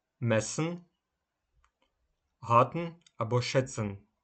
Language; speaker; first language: German; non-native, fluent; Ukrainian